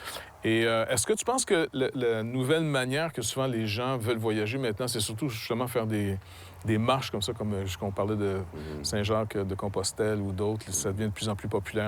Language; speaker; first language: French; native; French